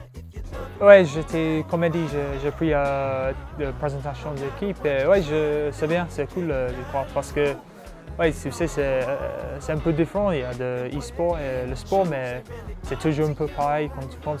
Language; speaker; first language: French; non-native, learner; English